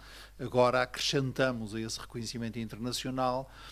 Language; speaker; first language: Portuguese; native; Portuguese